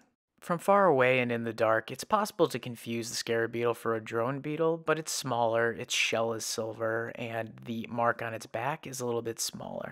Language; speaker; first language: English; native; English